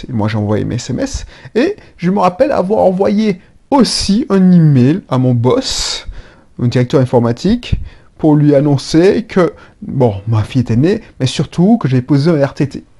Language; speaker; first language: French; native; French